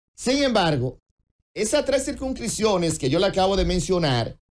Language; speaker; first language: Spanish; native; Spanish